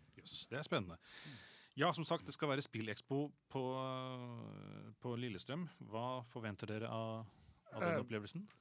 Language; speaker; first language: Norwegian; native; Norwegian